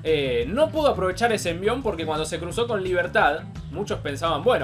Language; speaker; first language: Spanish; native; Spanish